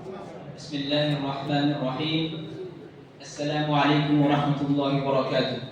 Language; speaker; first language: Arabic; non-native, fluent; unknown